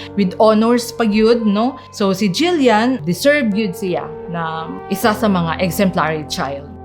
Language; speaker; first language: Cebuano; native; Cebuano